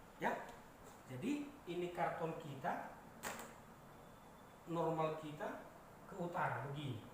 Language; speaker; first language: Indonesian; native; Indonesian